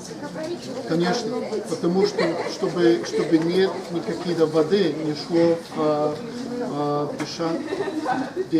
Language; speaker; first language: Russian; non-native, learner; Polish